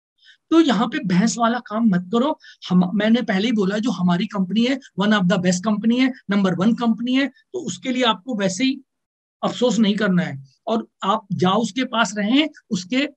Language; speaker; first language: Hindi; native; Hindi